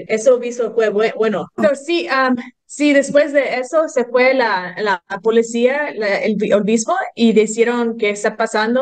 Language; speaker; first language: Spanish; early bilingual, heritage; English